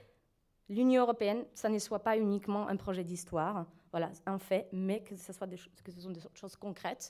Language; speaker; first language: French; non-native, fluent; Polish